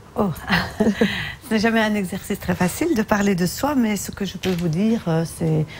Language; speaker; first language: French; early bilingual, other home language; Arabic